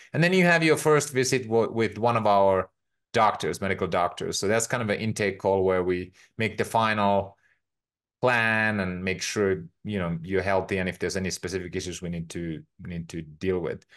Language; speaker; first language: English; non-native, fluent; Finnish